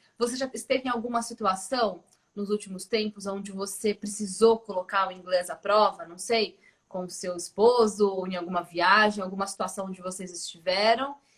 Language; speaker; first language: Portuguese; native; Portuguese